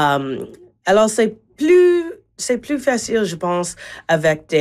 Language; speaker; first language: French; non-native, learner; English